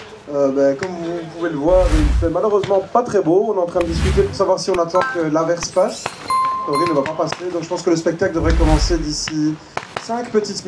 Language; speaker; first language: French; native; French